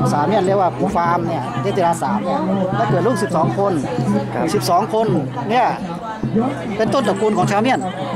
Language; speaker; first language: Thai; non-native, local second language; Iu Mien